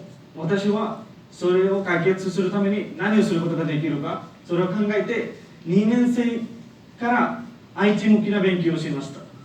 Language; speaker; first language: Japanese; non-native, learner; Bangla